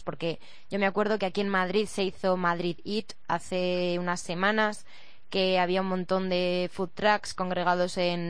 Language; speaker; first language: Spanish; native; Spanish